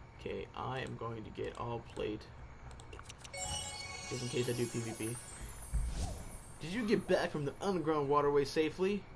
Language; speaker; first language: English; native; English